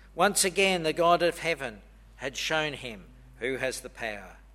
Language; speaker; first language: English; native; English